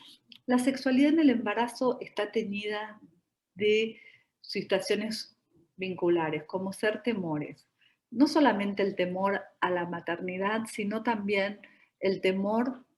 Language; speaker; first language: Spanish; native; Spanish